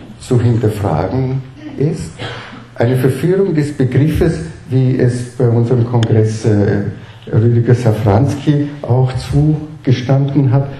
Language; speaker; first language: German; native; German